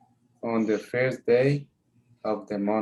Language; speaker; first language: English; non-native, learner; Spanish